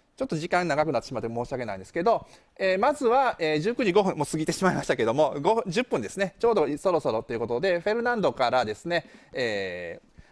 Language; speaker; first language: Japanese; native; Japanese